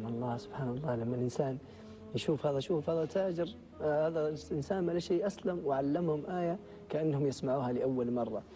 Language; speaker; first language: Arabic; native; Arabic